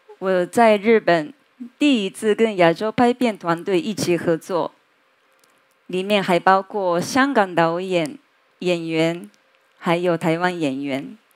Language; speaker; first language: Chinese; non-native, fluent; Japanese